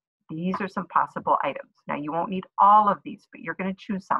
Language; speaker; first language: English; native; English